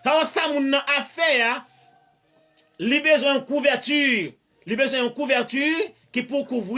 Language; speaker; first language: French; non-native, learner; Haitian Creole